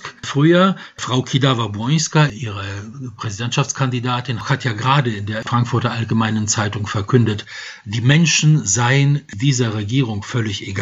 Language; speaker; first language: German; non-native, fluent; Polish